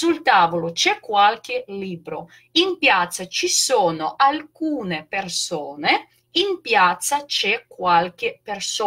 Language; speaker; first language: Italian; non-native, fluent; Russian